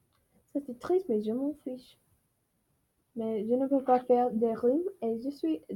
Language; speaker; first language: French; non-native, learner; English